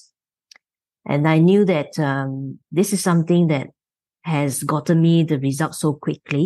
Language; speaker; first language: English; non-native, local second language; Chinese